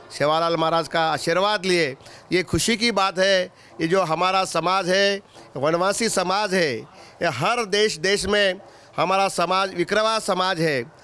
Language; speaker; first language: Hindi; non-native, local second language; Lambadi